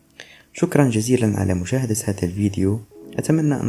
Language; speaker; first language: Arabic; native; Arabic